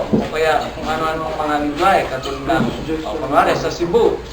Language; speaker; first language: Filipino; non-native, local second language; Hiligaynon